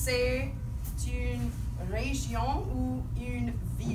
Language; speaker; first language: French; non-native, fluent; English